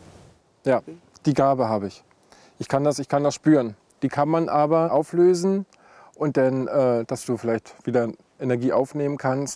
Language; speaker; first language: German; native; German